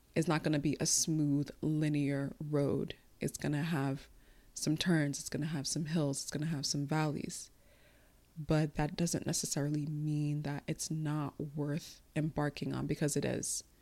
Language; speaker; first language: English; early bilingual, other home language; Igbo